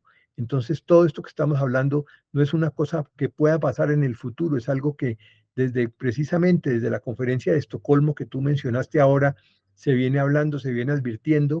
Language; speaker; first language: Spanish; native; Spanish